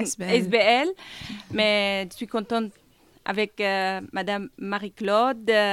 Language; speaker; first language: French; non-native, learner; Kurdish